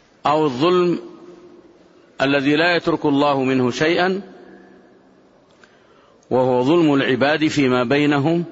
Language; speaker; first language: Arabic; native; Arabic